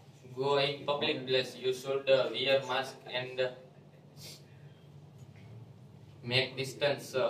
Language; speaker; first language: English; non-native, learner; Gujarati